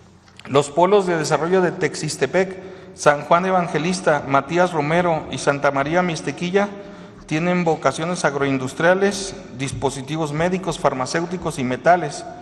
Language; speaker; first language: Spanish; native; Spanish